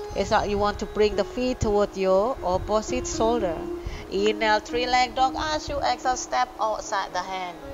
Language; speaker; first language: English; non-native, fluent; Indonesian